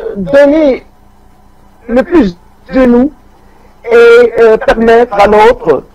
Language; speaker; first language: French; non-native, local second language; Arabic